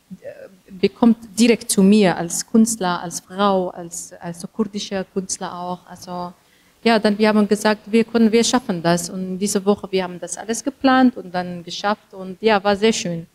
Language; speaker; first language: German; non-native, learner; Kurdish